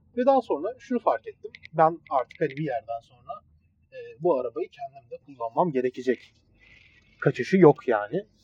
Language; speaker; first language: Turkish; native; Turkish